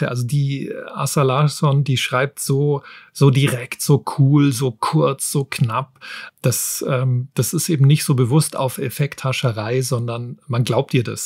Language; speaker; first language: German; native; German